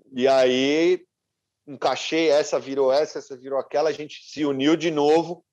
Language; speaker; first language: Portuguese; native; Portuguese